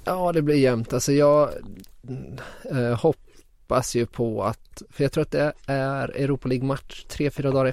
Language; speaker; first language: Swedish; native; Swedish